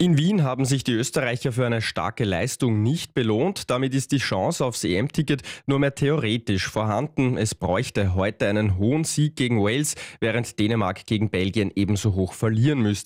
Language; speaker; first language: German; native; German